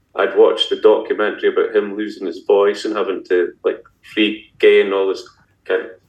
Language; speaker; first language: English; native; English